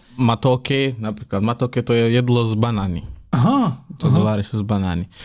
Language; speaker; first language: Slovak; non-native, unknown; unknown